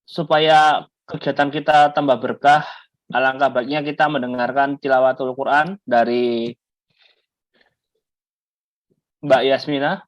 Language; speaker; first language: Indonesian; native; Indonesian